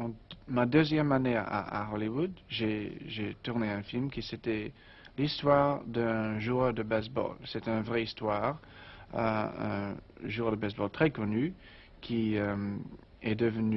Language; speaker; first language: French; non-native, learner; English